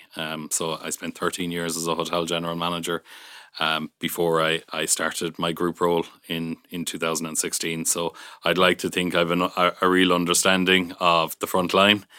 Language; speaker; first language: English; native; English